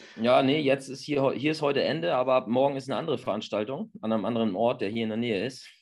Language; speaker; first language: German; native; German